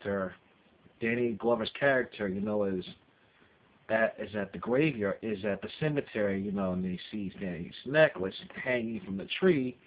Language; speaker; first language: English; native; English